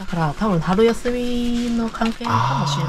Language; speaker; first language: Japanese; non-native, fluent; Chinese